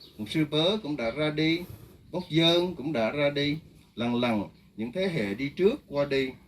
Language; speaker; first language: Vietnamese; non-native, local second language; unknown